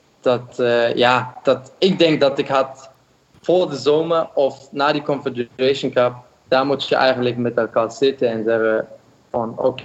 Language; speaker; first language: Dutch; non-native, fluent; German